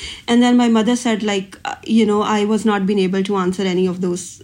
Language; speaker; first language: English; non-native, local second language; Punjabi